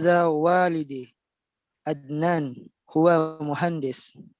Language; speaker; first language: Arabic; non-native, learner; Indonesian